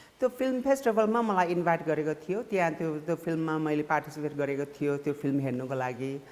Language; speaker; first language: Nepali; non-native, local second language; Sherpa